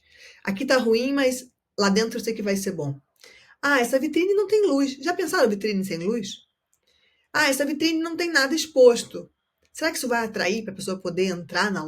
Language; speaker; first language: Portuguese; native; Portuguese